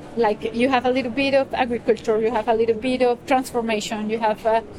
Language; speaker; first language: English; non-native, fluent; Spanish